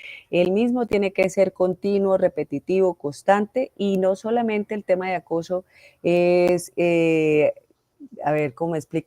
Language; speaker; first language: Spanish; native; Spanish